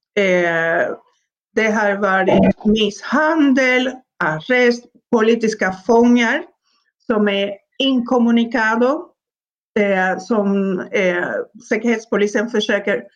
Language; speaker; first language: Swedish; non-native, fluent; Spanish